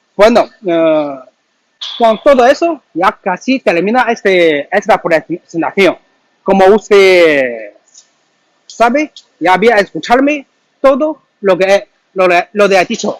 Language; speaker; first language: Spanish; non-native, learner; Chinese